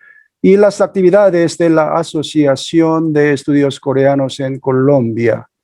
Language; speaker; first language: Spanish; non-native, fluent; Korean